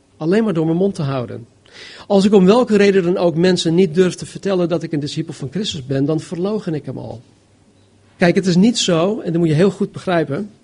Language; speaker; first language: Dutch; non-native, fluent; English